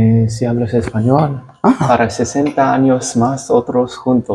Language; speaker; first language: Spanish; non-native, learner; Hebrew